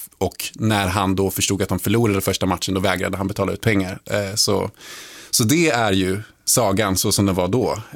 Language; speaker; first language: Swedish; early bilingual, other home language; Lingala